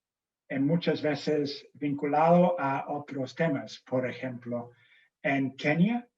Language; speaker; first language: Spanish; non-native, fluent; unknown